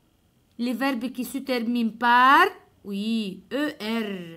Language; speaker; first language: French; non-native, fluent; Arabic